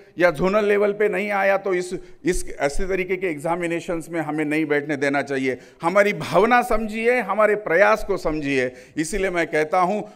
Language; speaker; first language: Hindi; non-native, local second language; Marathi